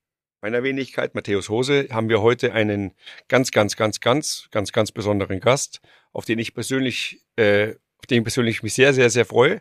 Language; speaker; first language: German; native; German